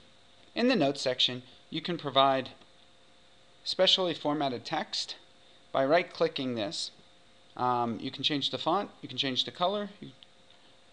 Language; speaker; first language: English; native; English